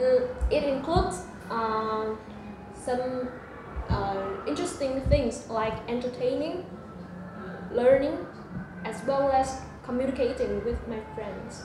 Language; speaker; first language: English; non-native, learner; Vietnamese